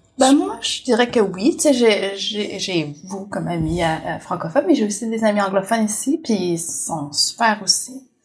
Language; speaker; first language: French; early bilingual, other home language; Vietnamese